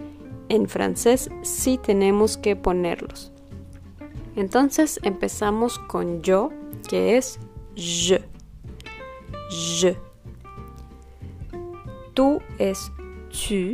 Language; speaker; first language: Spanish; non-native, fluent; French